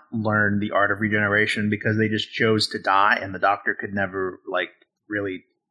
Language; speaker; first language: English; native; English